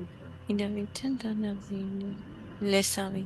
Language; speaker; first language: French; non-native, learner; Spanish